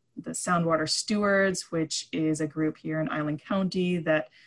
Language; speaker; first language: English; native; English